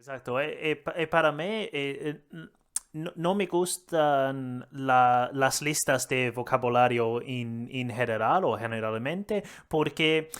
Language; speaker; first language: Spanish; non-native, learner; English